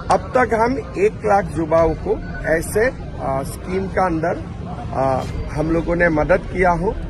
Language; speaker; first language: Hindi; non-native, local second language; Assamese